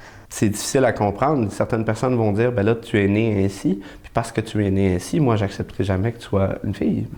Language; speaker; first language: French; native; French